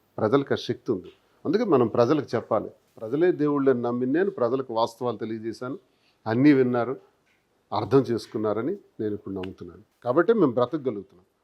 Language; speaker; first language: Telugu; native; Telugu